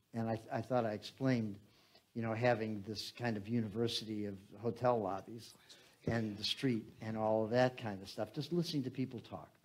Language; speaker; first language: English; native; English